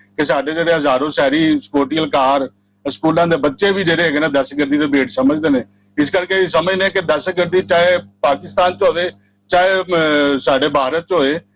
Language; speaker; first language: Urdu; non-native, local second language; Punjabi